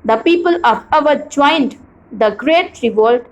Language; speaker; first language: English; non-native, local second language; Hindi